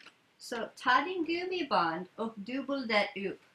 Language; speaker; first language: Swedish; non-native, learner; English